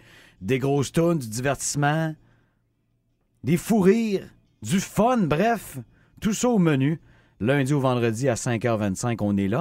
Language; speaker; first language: French; native; French